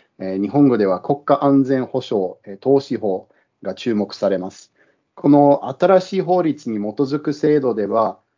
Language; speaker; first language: Japanese; non-native, fluent; English